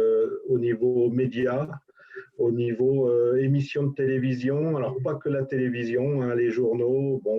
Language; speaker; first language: French; native; French